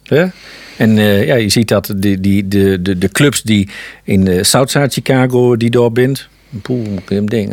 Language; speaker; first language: Dutch; native; Dutch